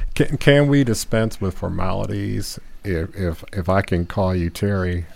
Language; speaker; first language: English; native; English